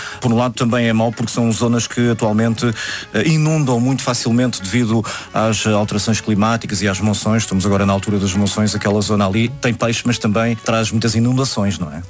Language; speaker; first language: Portuguese; native; Portuguese